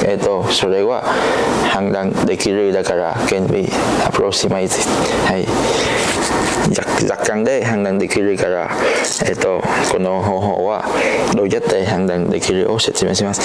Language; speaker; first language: Japanese; non-native, learner; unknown